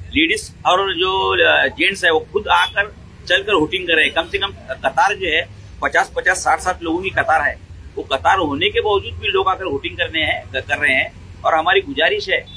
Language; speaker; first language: Hindi; native; Hindi